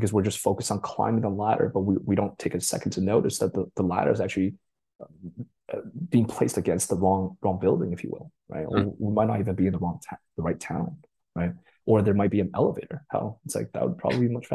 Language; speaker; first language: English; early bilingual, other home language; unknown